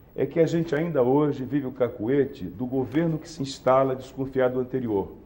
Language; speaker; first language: Portuguese; native; Portuguese